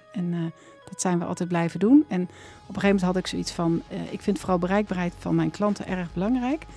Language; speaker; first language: Dutch; native; Dutch